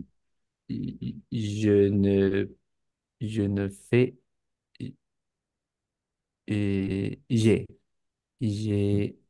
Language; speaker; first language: French; non-native, learner; Spanish